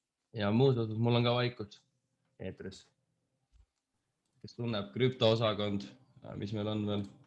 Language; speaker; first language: Estonian; native; Estonian